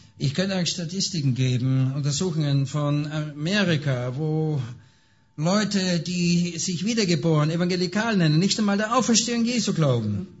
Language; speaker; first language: German; native; German